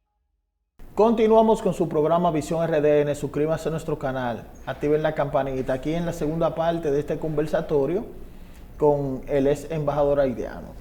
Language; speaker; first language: Spanish; native; Spanish